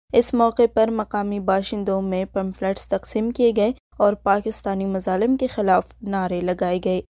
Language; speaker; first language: Urdu; non-native, local second language; Baluchi